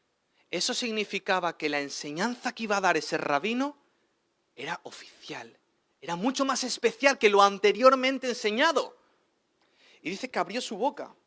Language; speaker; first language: Spanish; native; Spanish